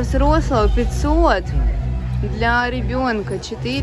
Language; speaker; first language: Russian; native; Russian